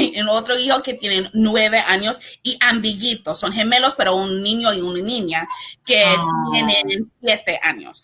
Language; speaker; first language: Spanish; non-native, learner; English